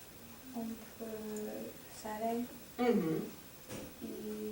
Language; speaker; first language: French; non-native, learner; English